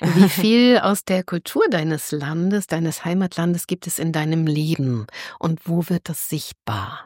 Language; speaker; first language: German; native; German